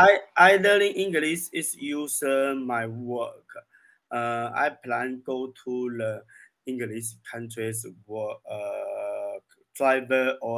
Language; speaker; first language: English; non-native, learner; Chinese